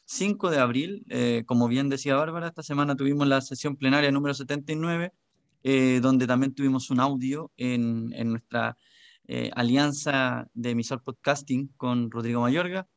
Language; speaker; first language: Spanish; native; Spanish